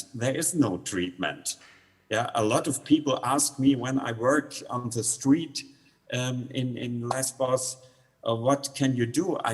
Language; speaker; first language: English; non-native, learner; German